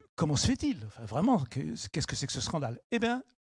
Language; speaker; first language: French; native; French